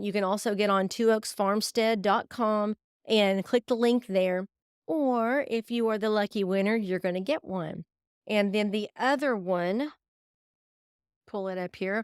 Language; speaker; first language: English; native; English